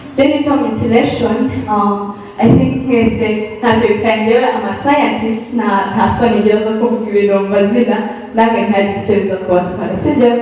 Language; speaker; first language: Kinyarwanda; early bilingual, heritage; Kinyarwanda